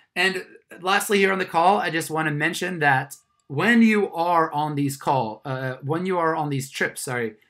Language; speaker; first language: English; non-native, fluent; Swedish